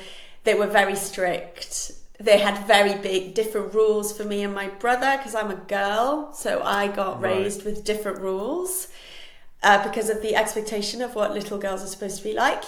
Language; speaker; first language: English; non-native, fluent; Spanish